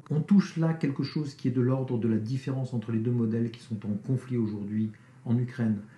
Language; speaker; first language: French; native; French